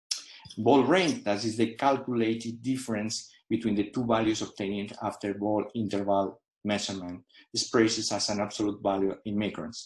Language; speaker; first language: English; non-native, fluent; Spanish